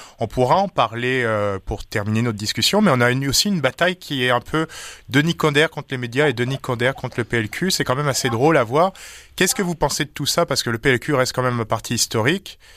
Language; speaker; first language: French; native; French